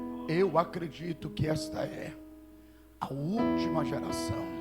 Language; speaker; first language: Portuguese; native; Portuguese